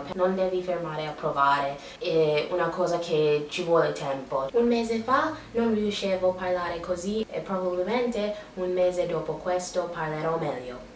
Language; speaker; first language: Italian; non-native, learner; English